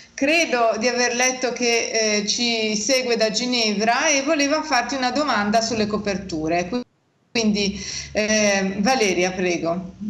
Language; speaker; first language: Italian; native; Italian